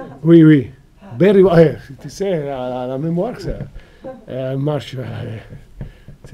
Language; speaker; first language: French; non-native, fluent; Italian